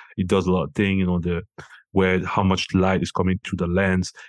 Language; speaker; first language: English; non-native, local second language; French